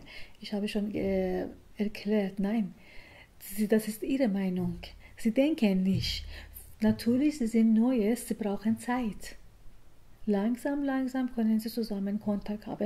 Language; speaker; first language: German; non-native, learner; Persian